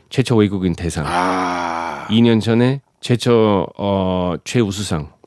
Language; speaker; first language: Korean; non-native, fluent; English